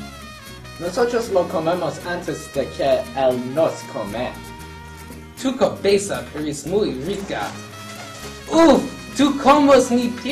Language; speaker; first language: Spanish; non-native, learner; English